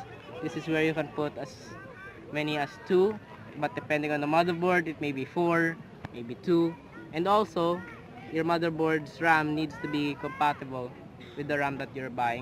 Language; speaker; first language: English; non-native, fluent; Filipino